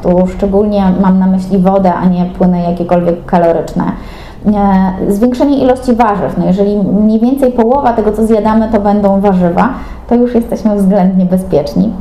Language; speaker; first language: Polish; native; Polish